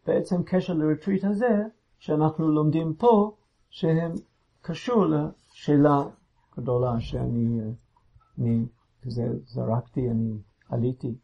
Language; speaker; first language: Hebrew; non-native, fluent; English